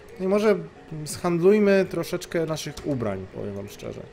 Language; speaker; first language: Polish; native; Polish